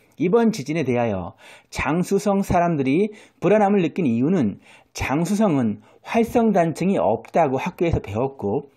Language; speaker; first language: Korean; native; Korean